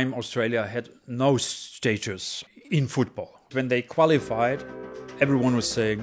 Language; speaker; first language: English; non-native, learner; German